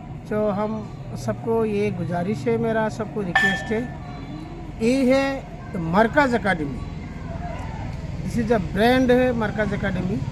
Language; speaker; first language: Hindi; non-native, local second language; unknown